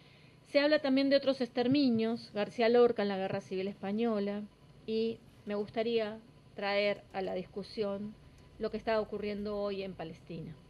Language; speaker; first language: Spanish; native; Spanish